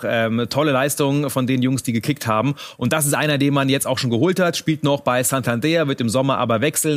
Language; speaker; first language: German; native; German